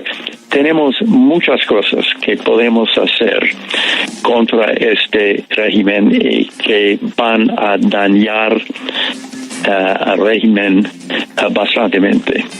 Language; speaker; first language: Spanish; non-native, fluent; English